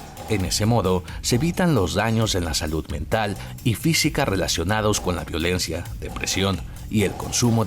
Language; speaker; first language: Spanish; native; Spanish